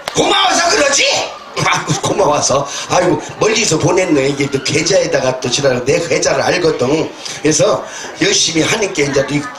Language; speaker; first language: Korean; native; Korean